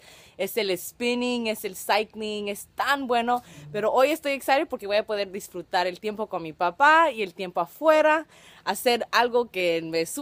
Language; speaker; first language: Spanish; early bilingual, other home language; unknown